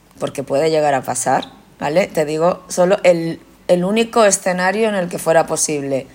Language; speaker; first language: Spanish; early bilingual, other home language; Korean